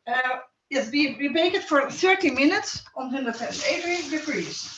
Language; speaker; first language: English; non-native, learner; Dutch